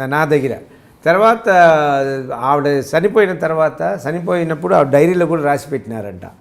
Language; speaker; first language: Telugu; early bilingual, other home language; Tamil